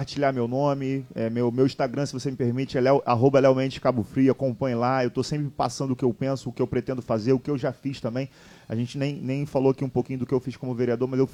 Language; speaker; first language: Portuguese; native; Portuguese